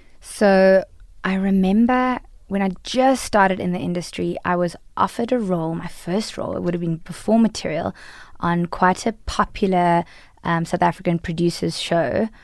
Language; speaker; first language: English; native; English